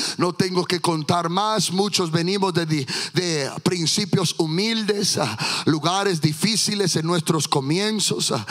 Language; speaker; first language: Spanish; early bilingual, heritage; Spanish